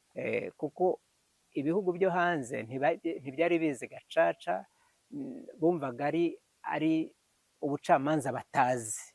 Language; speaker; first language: Kinyarwanda; early bilingual, heritage; Kinyarwanda